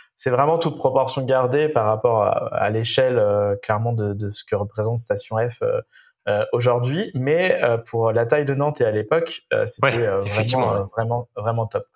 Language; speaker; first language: French; native; French